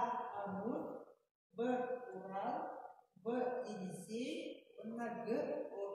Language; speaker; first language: Russian; non-native, local second language; Yakut